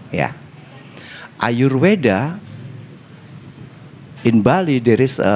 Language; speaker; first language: English; non-native, learner; Indonesian